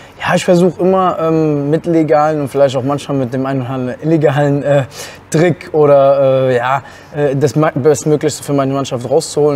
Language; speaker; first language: German; native; German